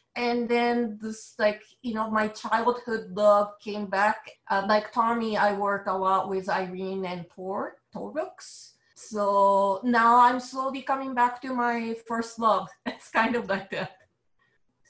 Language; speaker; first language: English; non-native, fluent; Japanese